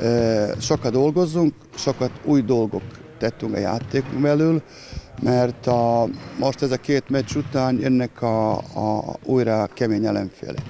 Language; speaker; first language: Hungarian; non-native, learner; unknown